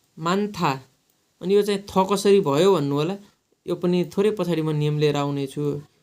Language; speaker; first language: Nepali; native; Nepali